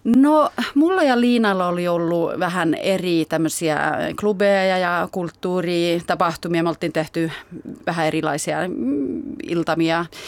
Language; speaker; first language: Finnish; early bilingual, heritage; Finnish